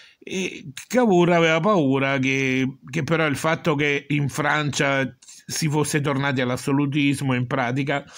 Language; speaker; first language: Italian; native; Italian